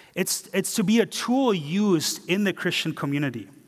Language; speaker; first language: English; non-native, fluent; German